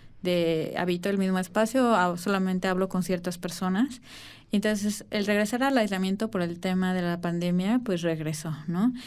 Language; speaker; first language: Spanish; native; Spanish